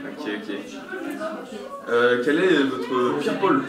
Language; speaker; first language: French; native; French